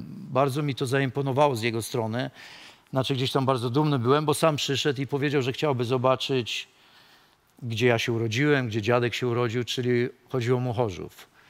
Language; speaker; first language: Polish; native; Polish